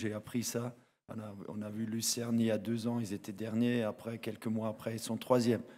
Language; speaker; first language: French; non-native, fluent; German